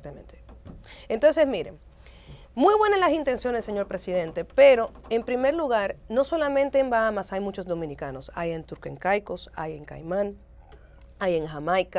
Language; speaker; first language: Spanish; native; Spanish